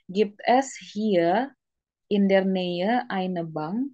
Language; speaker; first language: German; non-native, fluent; Indonesian